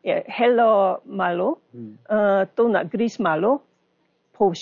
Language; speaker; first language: Korean; non-native, learner; English